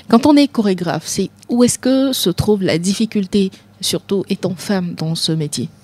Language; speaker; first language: French; non-native, local second language; Ewe